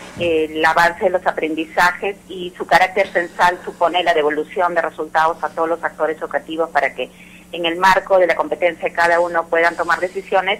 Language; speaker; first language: Spanish; native; Spanish